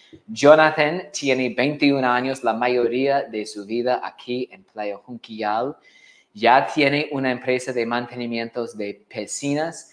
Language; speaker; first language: Spanish; non-native, fluent; English